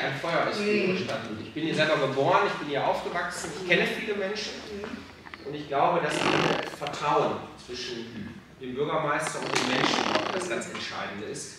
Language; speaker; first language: German; native; German